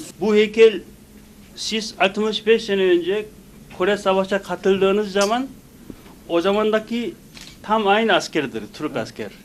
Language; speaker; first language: Turkish; non-native, fluent; Korean